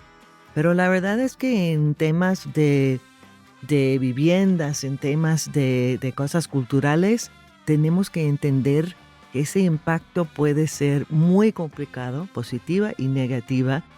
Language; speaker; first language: Spanish; non-native, fluent; English